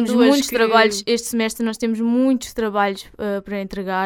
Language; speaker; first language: Portuguese; native; Portuguese